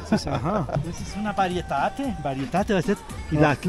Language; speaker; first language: German; non-native, learner; Spanish